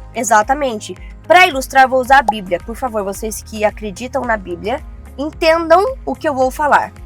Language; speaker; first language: Portuguese; native; Portuguese